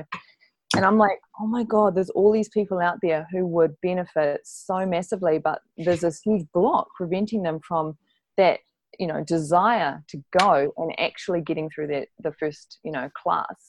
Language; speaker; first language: English; native; English